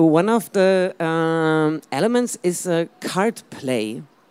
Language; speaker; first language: English; non-native, fluent; German